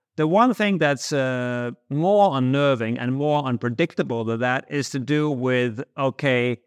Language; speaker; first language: English; non-native, fluent; Danish